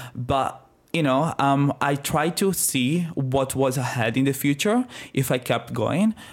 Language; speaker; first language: English; non-native, fluent; Portuguese